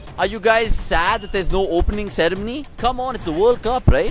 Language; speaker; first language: English; non-native, local second language; Hindi